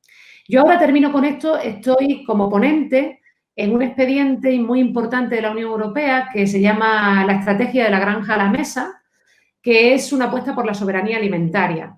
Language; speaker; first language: Spanish; native; Spanish